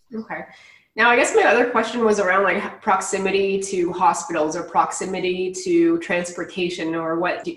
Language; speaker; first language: English; native; English